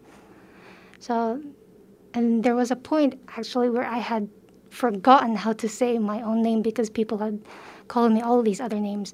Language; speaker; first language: English; early bilingual, other home language; Filipino